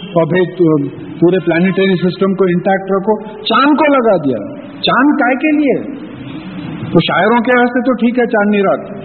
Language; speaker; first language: Urdu; native; Urdu